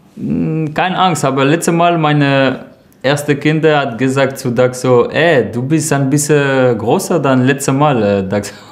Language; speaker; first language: German; non-native, learner; French